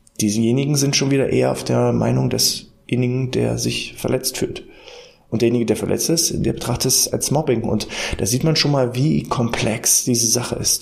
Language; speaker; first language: German; native; German